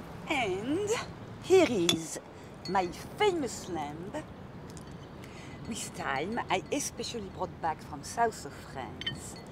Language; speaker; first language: English; non-native, fluent; French